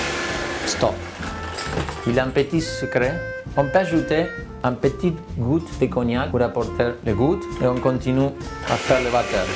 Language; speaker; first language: French; non-native, fluent; Spanish